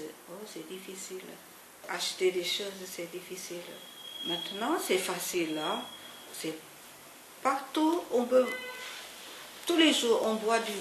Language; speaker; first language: French; non-native, learner; Chinese